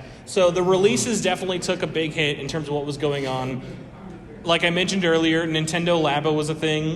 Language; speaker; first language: English; native; English